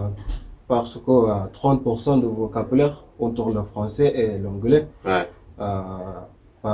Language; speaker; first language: French; non-native, learner; Arabic